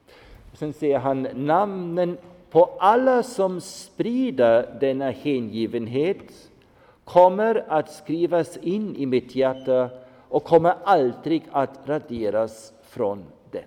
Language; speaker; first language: Swedish; non-native, fluent; German